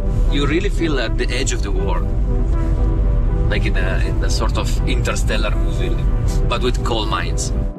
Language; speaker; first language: English; non-native, fluent; Italian